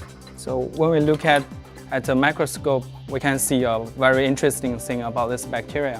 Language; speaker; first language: English; non-native, learner; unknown